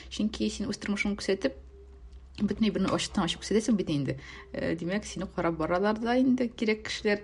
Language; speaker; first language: Tatar; native; Tatar